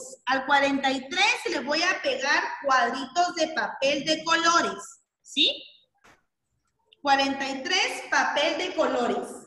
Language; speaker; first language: Spanish; native; Spanish